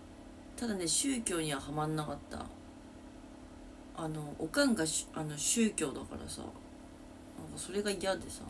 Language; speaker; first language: Japanese; native; Japanese